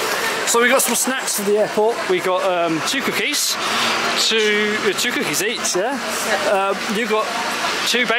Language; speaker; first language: English; native; English